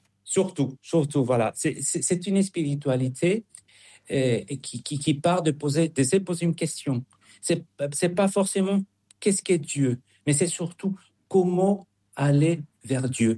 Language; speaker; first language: French; non-native, fluent; Spanish